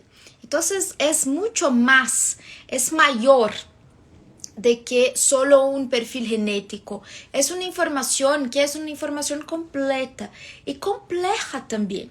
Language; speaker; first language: Spanish; non-native, fluent; Portuguese